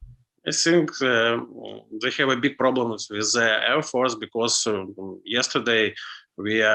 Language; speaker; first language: English; non-native, learner; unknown